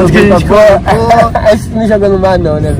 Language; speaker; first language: Portuguese; native; Portuguese